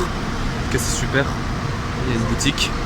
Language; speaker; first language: French; native; French